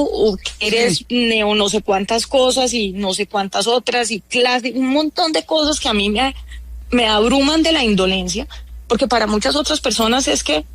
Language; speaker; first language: Spanish; native; Spanish